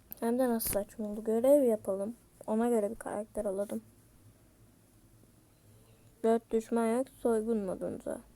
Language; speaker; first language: Turkish; native; Turkish